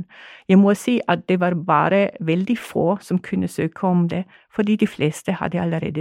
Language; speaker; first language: Norwegian; non-native, fluent; German